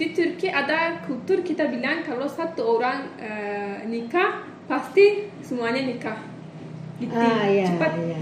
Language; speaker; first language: Indonesian; non-native, learner; Turkish